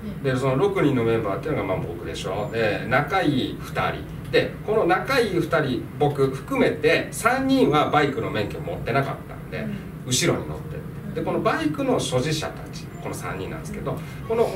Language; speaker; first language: Japanese; native; Japanese